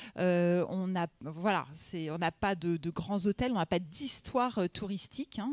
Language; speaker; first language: French; native; French